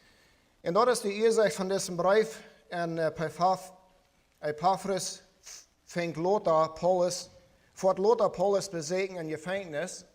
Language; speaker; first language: German; non-native, learner; Plautdietsch